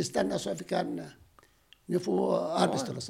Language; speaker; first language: Swedish; non-native, fluent; Arabic